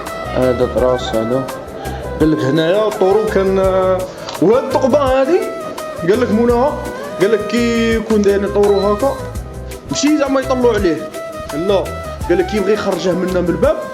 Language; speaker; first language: Arabic; native; Arabic